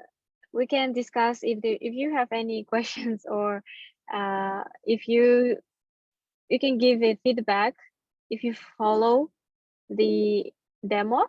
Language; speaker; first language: English; non-native, fluent; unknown